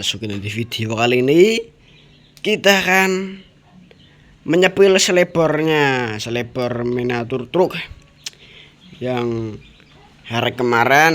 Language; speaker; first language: Indonesian; non-native, local second language; Javanese